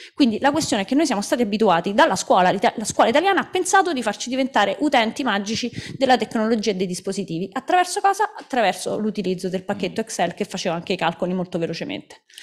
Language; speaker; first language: Italian; native; Italian